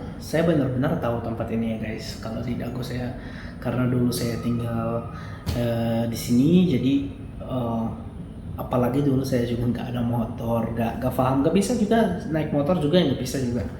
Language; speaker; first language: Indonesian; non-native, fluent; Arabic